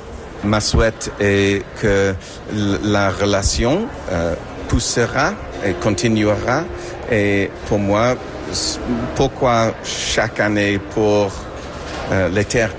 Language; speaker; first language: French; non-native, fluent; English